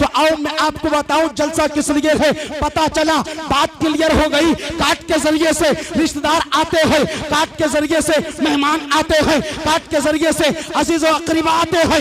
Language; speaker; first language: Hindi; native; Hindi